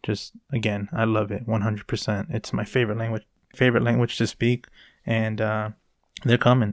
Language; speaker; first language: English; early bilingual, other home language; Spanish